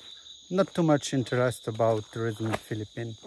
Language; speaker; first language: English; non-native, learner; French